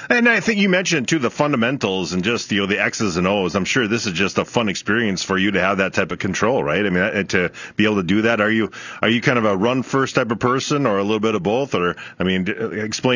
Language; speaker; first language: English; native; English